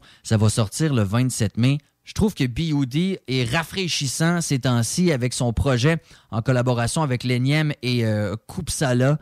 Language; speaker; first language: French; native; French